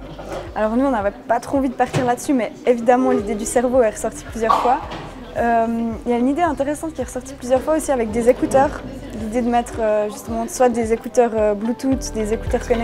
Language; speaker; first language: French; native; French